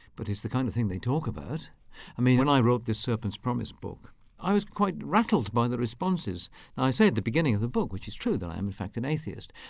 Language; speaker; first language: English; native; English